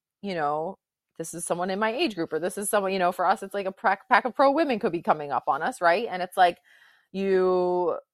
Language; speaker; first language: English; native; English